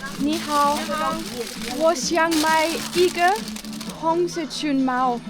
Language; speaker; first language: Chinese; non-native, learner; English